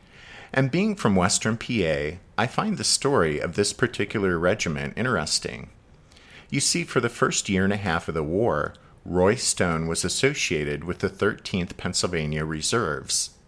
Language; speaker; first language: English; native; English